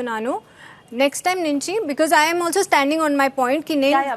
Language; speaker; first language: Telugu; non-native, learner; Hindi